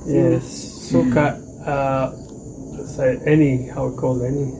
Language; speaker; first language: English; non-native, learner; Serbian